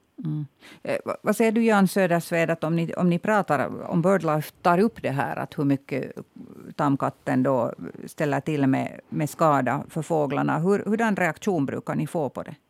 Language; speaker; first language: Swedish; native; Swedish